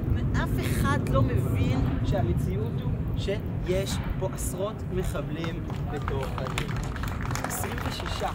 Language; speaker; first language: Hebrew; native; Hebrew